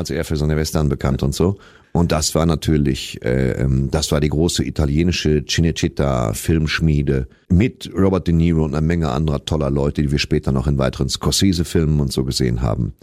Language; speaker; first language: German; native; German